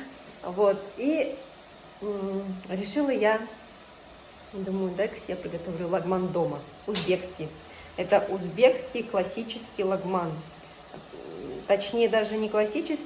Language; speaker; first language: Russian; native; Russian